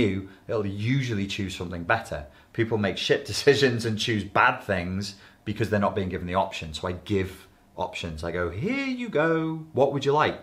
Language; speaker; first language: English; native; English